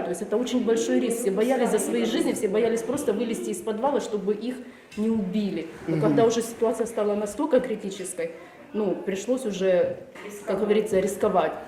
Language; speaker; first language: Russian; native; Russian